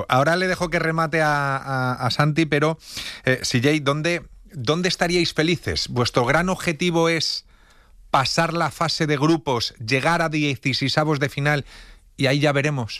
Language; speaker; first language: Spanish; native; Spanish